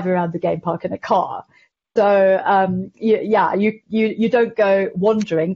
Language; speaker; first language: English; native; English